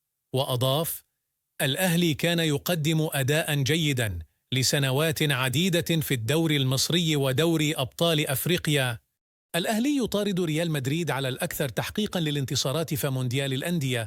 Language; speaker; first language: Arabic; native; Arabic